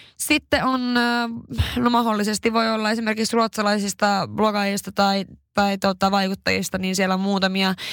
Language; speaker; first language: Finnish; early bilingual, heritage; Swedish